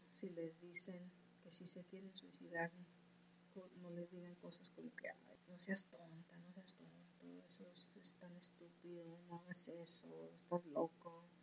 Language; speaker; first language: Spanish; early bilingual, heritage; Spanish